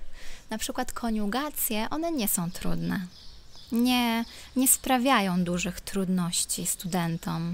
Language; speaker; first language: Polish; non-native, local second language; Ukrainian